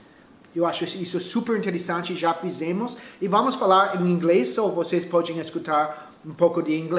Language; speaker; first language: Portuguese; non-native, fluent; English